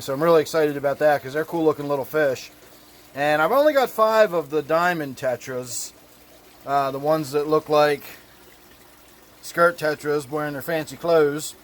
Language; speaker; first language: English; native; English